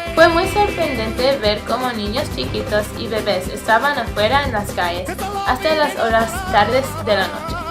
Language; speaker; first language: Spanish; non-native, learner; English